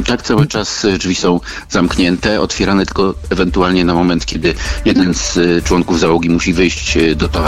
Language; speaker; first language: Polish; native; Polish